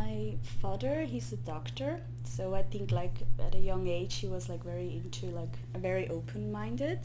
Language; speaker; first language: English; non-native, fluent; Swiss German